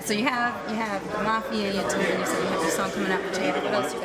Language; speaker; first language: English; native; English